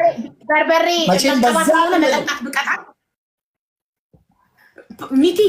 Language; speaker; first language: Amharic; native; Amharic